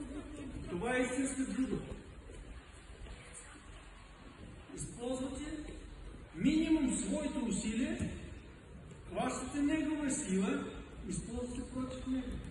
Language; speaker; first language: Bulgarian; non-native, learner; Russian